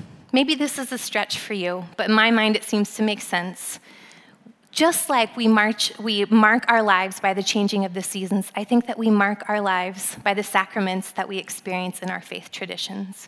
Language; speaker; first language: English; native; English